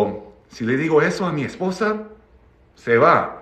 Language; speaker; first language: Spanish; non-native, fluent; English